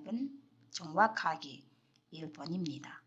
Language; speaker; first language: Korean; non-native, fluent; Indonesian